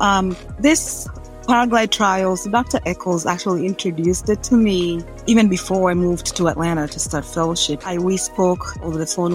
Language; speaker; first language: English; non-native, local second language; Swahili